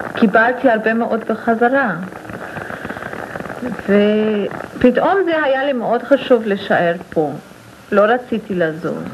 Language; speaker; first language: Hebrew; non-native, fluent; Spanish